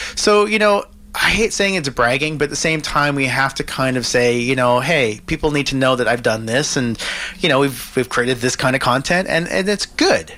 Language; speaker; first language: English; native; English